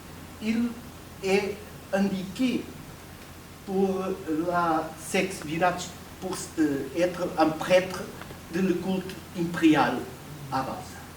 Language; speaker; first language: French; non-native, fluent; Portuguese